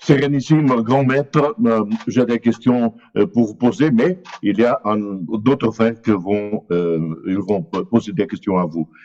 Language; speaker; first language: French; non-native, learner; Portuguese